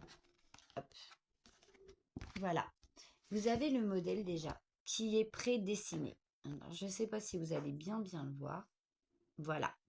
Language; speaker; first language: French; native; French